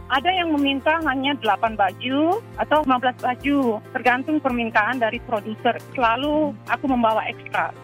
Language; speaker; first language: Indonesian; native; Indonesian